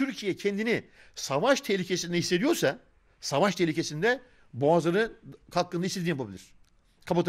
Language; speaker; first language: Turkish; native; Turkish